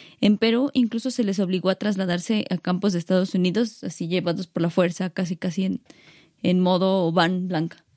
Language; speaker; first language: Spanish; native; Spanish